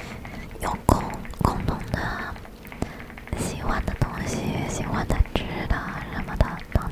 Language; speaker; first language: Chinese; early bilingual, heritage; English